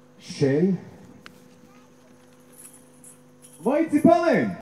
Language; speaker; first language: Hebrew; native; Hebrew